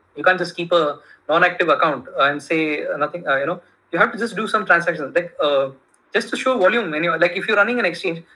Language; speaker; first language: English; non-native, local second language; Kannada